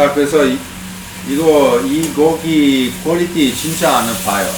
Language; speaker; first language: Korean; non-native, learner; Italian